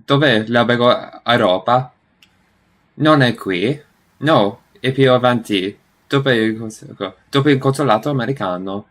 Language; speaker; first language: Italian; non-native, learner; English